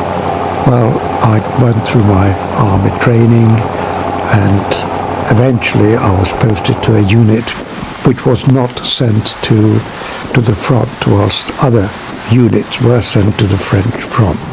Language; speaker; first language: English; non-native, fluent; Czech